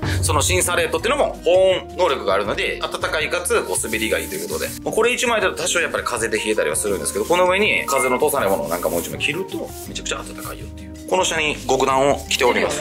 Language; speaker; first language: Japanese; native; Japanese